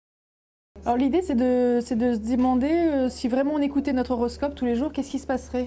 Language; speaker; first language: French; native; French